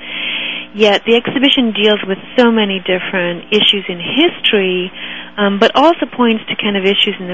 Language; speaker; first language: English; native; English